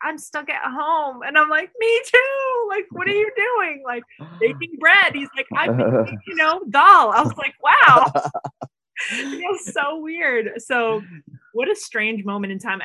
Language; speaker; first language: English; non-native, local second language; Filipino